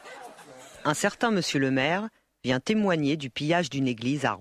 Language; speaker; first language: French; native; French